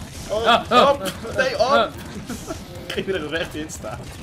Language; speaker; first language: Dutch; native; Dutch